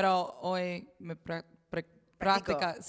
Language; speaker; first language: Spanish; early bilingual, heritage; English